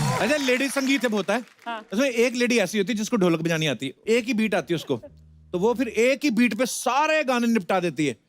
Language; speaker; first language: Hindi; non-native, local second language; Punjabi